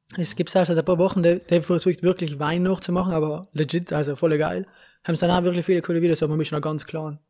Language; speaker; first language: German; native; German